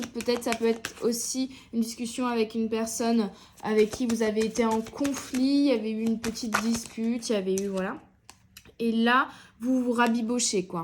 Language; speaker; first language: French; native; French